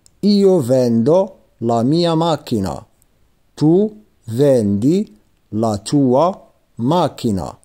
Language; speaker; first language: Italian; non-native, fluent; Arabic